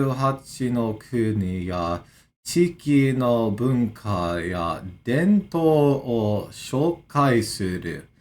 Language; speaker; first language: Japanese; non-native, learner; English